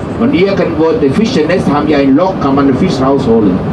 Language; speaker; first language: German; non-native, learner; Vietnamese